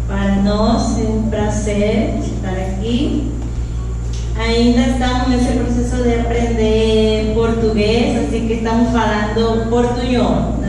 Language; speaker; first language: Portuguese; non-native, learner; Spanish